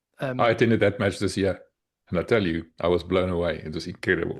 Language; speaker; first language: English; non-native, local second language; Afrikaans